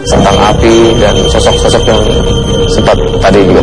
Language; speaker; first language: Indonesian; native; Indonesian